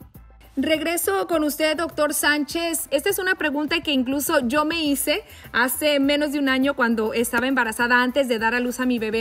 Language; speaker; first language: Spanish; native; Spanish